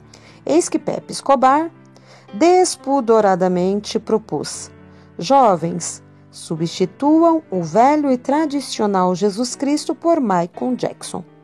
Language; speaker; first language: Portuguese; native; Portuguese